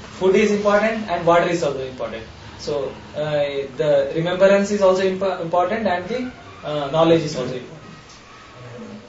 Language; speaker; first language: English; non-native, local second language; Hindi